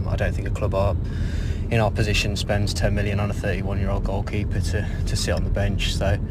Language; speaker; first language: English; native; English